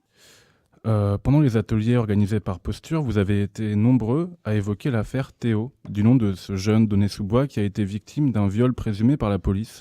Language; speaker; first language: French; native; French